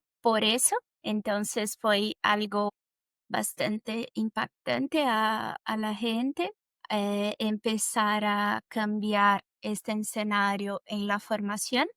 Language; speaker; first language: Spanish; non-native, fluent; Portuguese